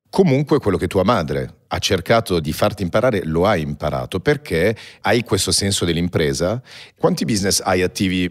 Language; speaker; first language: Italian; early bilingual, heritage; Italian